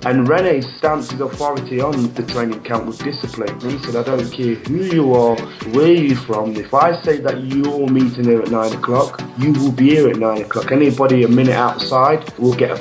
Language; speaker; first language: English; native; English